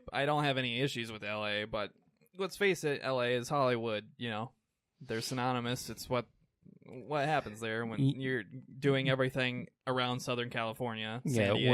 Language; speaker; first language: English; native; English